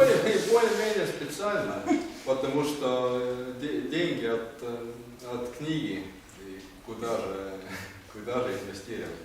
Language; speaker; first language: Russian; non-native, learner; Estonian